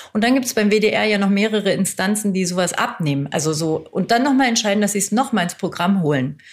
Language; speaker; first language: German; early bilingual, other home language; Turkish